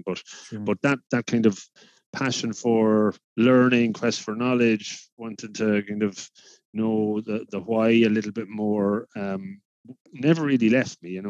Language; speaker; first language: English; native; English